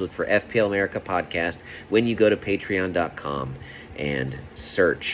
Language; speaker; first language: English; native; English